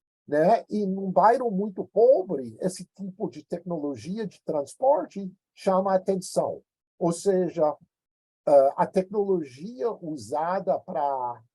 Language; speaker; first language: Portuguese; non-native, fluent; English